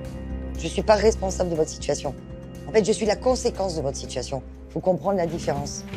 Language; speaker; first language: French; native; French